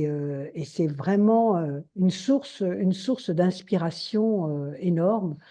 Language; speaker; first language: French; native; French